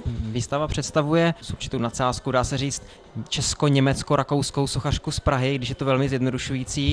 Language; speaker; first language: Czech; native; Czech